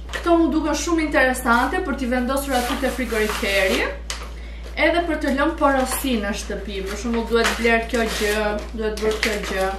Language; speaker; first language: Albanian; early bilingual, heritage; Albanian